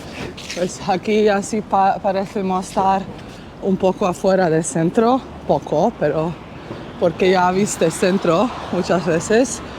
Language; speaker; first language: Spanish; non-native, learner; Bosnian